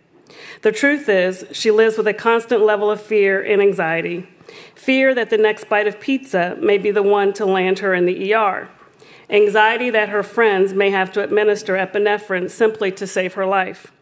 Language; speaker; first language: English; native; English